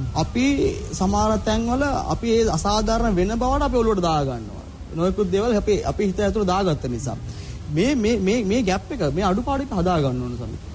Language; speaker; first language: Sinhala; non-native, local second language; Tamil